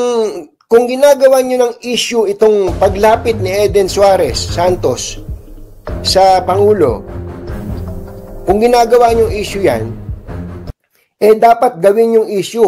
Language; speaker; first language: Filipino; native; Filipino